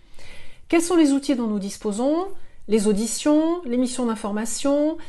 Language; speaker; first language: French; native; French